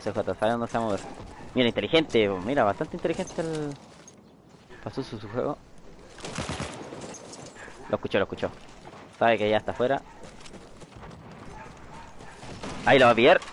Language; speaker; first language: Spanish; native; Spanish